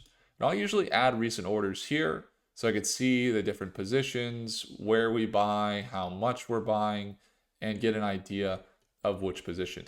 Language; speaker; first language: English; native; English